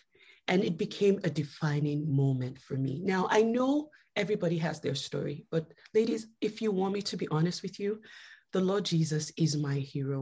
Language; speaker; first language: English; non-native, local second language; Yoruba